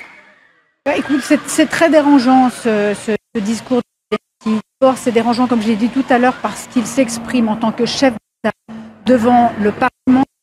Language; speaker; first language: French; native; French